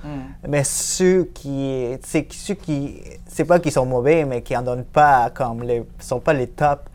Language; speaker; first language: French; native; French